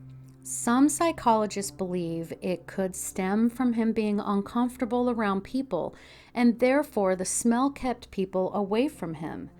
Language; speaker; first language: English; native; English